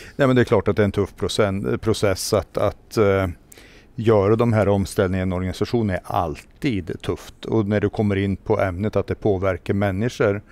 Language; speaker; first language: Swedish; native; Swedish